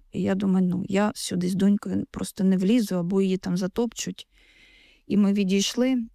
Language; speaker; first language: Ukrainian; non-native, local second language; Russian